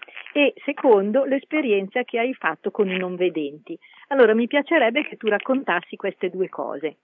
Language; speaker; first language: Italian; native; Italian